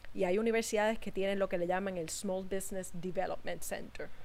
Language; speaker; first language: Spanish; native; Spanish